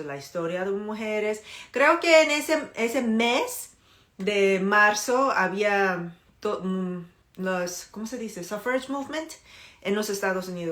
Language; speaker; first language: Spanish; non-native, fluent; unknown